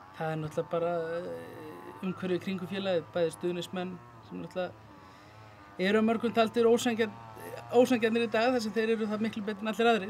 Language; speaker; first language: Icelandic; native; Icelandic